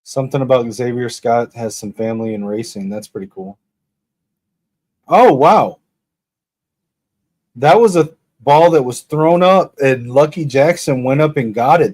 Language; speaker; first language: English; native; English